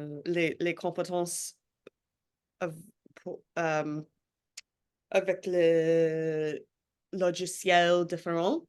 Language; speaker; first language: French; non-native, learner; English